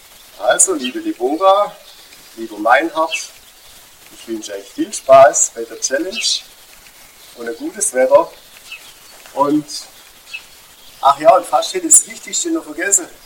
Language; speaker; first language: German; native; German